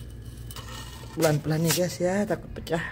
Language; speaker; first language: Indonesian; native; Indonesian